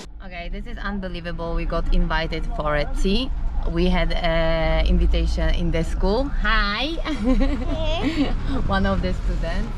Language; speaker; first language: English; non-native, learner; Polish